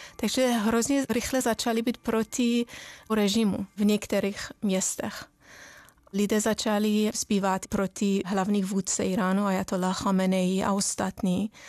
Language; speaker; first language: Czech; non-native, fluent; Persian